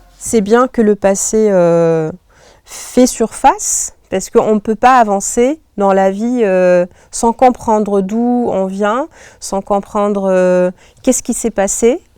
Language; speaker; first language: French; non-native, local second language; Arabic